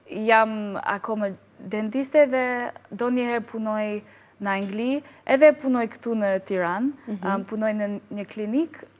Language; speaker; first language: Albanian; non-native, learner; English